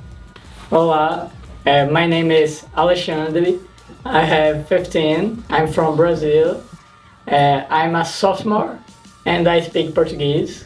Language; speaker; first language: English; non-native, learner; Portuguese